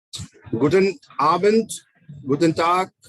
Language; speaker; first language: German; non-native, fluent; Hindi